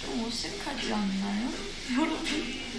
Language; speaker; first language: Korean; non-native, fluent; Chinese